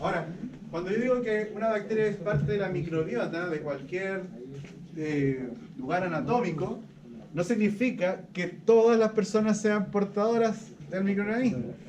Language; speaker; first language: Spanish; native; Spanish